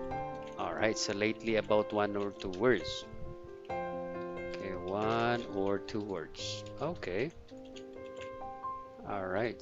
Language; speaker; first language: English; non-native, fluent; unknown